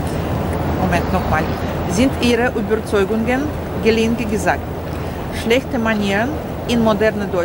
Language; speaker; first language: German; non-native, learner; Russian